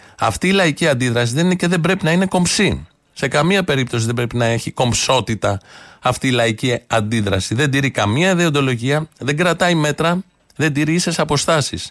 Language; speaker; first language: Greek; native; Greek